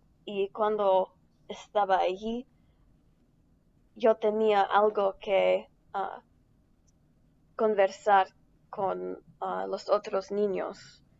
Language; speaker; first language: Spanish; non-native, learner; English